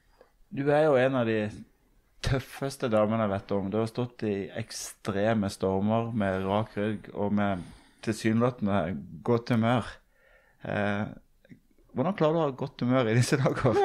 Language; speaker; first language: Norwegian; native; Norwegian